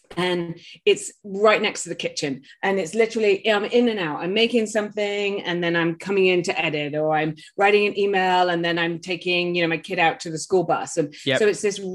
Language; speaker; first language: English; native; English